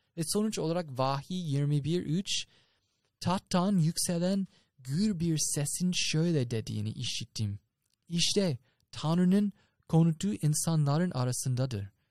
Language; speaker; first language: Turkish; non-native, fluent; English